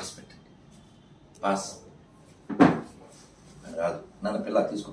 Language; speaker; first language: Telugu; native; Telugu